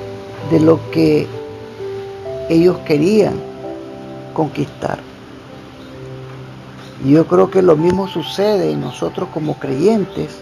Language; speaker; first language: Spanish; native; Spanish